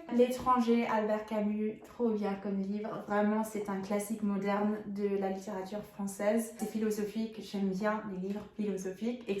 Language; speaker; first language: French; non-native, fluent; English